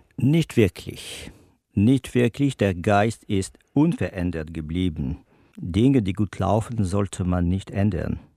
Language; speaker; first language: German; non-native, learner; French